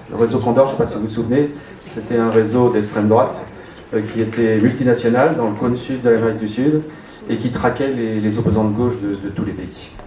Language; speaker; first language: French; non-native, learner; Portuguese